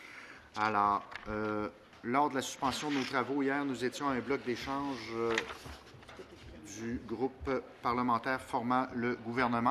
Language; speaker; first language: French; native; French